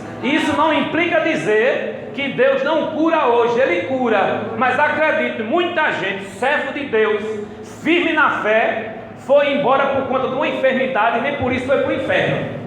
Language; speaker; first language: Portuguese; native; Portuguese